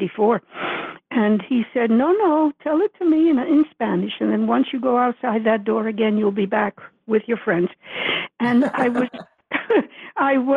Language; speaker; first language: English; early bilingual, other home language; Spanish